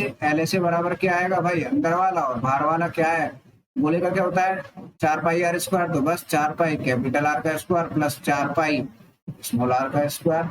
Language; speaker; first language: Hindi; native; Hindi